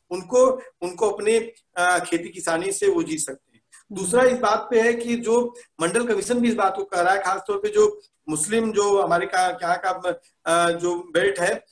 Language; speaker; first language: Hindi; native; Hindi